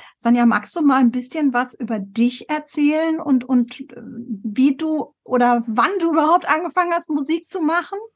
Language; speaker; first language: German; native; German